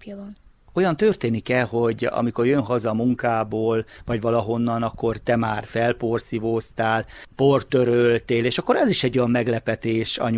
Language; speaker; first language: Hungarian; native; Hungarian